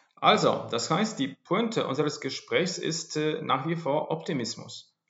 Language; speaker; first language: German; non-native, fluent; Polish